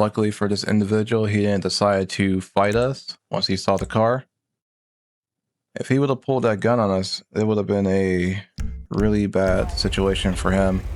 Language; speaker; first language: English; native; English